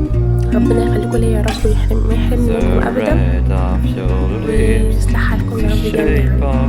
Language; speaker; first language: Arabic; native; Arabic